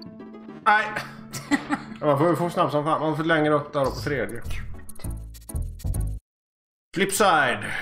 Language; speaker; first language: Swedish; native; Swedish